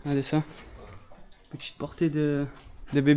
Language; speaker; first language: French; native; French